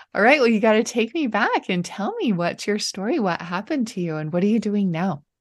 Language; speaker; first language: English; native; English